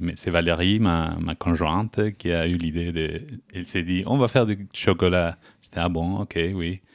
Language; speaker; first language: French; non-native, fluent; Spanish